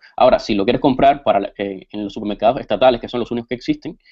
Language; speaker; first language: Spanish; native; Spanish